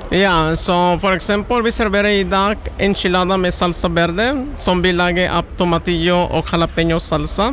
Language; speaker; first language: Norwegian; non-native, learner; Spanish